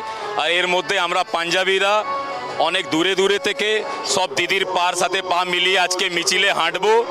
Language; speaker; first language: Bangla; non-native, local second language; Punjabi